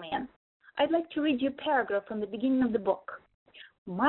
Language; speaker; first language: English; non-native, fluent; Russian